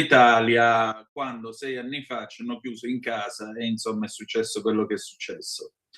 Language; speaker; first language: Italian; native; Italian